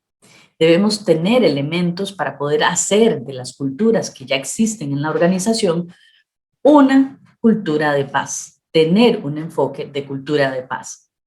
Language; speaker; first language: Spanish; native; Spanish